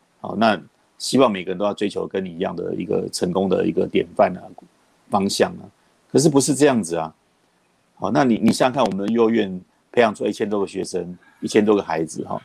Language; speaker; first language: Chinese; native; Chinese